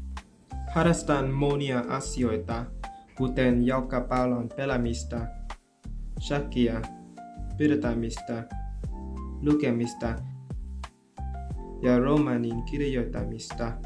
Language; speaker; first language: Finnish; non-native, fluent; Vietnamese